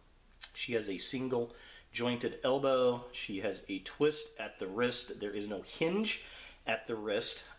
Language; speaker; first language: English; native; English